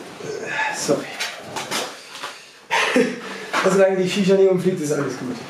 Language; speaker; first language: German; native; German